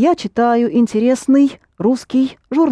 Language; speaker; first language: Russian; non-native, fluent; English